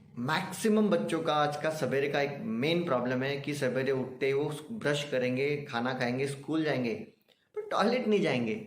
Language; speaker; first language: Hindi; non-native, local second language; Marathi